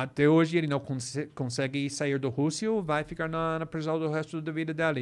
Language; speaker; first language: Portuguese; non-native, fluent; English